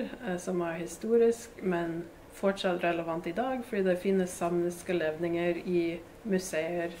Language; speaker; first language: Norwegian; non-native, fluent; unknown